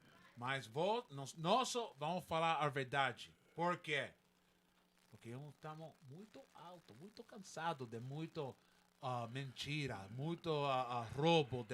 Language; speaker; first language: Portuguese; non-native, learner; Spanish